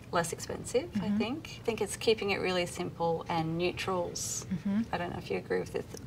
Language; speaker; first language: English; native; English